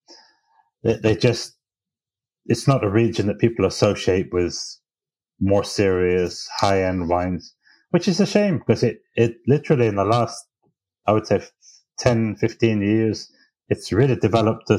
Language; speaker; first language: English; native; English